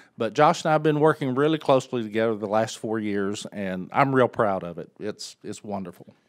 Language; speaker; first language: English; native; English